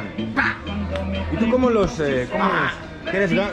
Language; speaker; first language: Spanish; non-native, learner; Greek